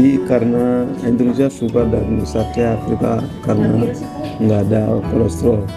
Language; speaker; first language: Indonesian; non-native, learner; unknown